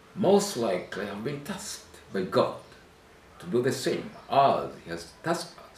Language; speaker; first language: English; non-native, local second language; Swahili